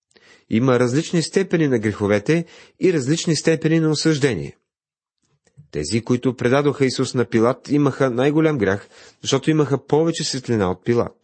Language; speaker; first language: Bulgarian; native; Bulgarian